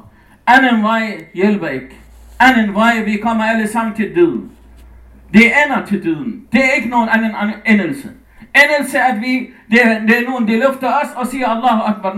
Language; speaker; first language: Danish; non-native, fluent; Arabic